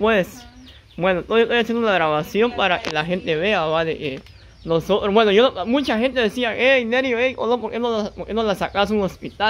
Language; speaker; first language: Spanish; native; Spanish